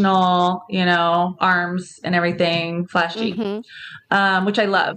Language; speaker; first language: English; native; English